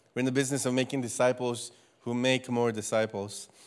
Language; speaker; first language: English; non-native, fluent; Spanish